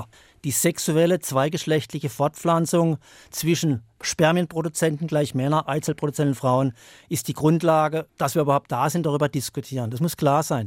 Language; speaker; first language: German; native; German